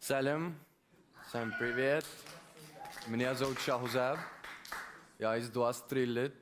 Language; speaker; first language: Russian; non-native, learner; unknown